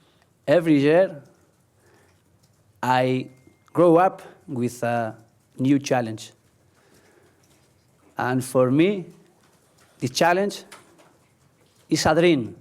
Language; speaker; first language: English; non-native, learner; Spanish